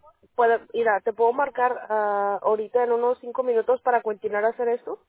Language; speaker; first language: Spanish; native; Spanish